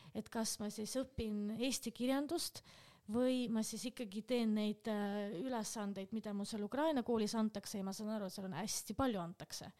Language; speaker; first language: Estonian; non-native, local second language; Russian